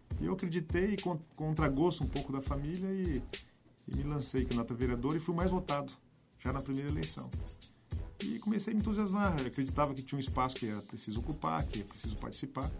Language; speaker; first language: Portuguese; native; Portuguese